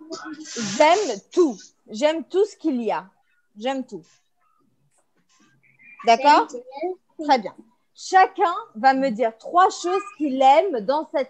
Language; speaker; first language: French; non-native, fluent; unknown